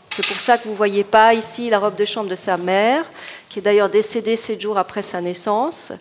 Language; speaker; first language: English; non-native, fluent; Italian